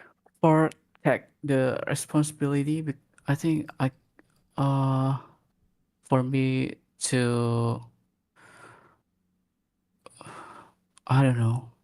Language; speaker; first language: English; non-native, learner; Indonesian